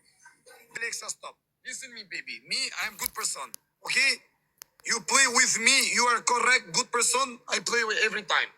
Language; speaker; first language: English; non-native, learner; Albanian